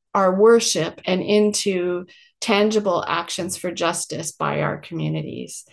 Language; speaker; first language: English; native; English